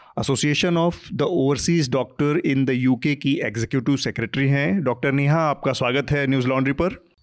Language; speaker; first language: Hindi; native; Hindi